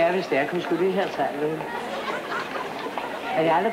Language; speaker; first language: Danish; native; Danish